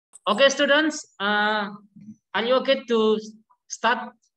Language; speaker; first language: English; non-native, learner; Indonesian